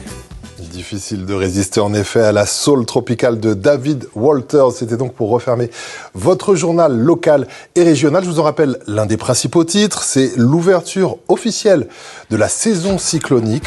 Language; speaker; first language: French; native; French